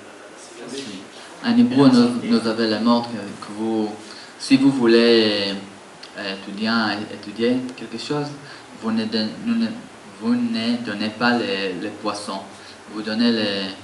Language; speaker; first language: French; non-native, learner; Hebrew